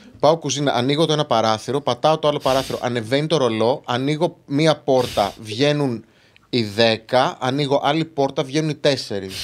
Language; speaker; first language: Greek; native; Greek